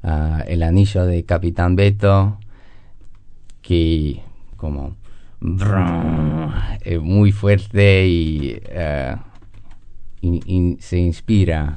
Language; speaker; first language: Spanish; non-native, learner; English